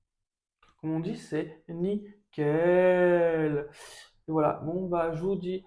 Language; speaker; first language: French; native; French